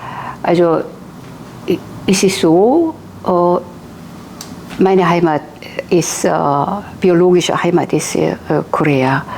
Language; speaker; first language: German; non-native, fluent; Korean